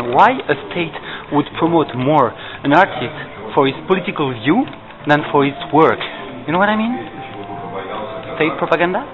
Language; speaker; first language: English; non-native, fluent; French